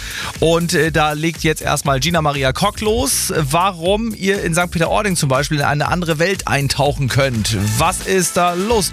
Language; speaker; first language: German; native; German